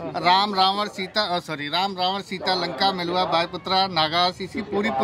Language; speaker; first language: Hindi; native; Hindi